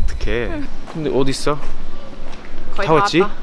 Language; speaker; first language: Korean; non-native, learner; English